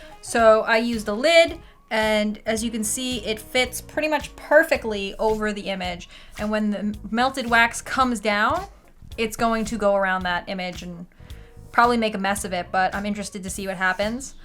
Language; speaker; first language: English; native; English